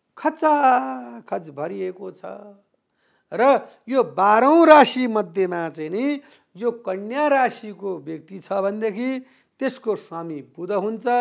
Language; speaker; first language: Nepali; native; Nepali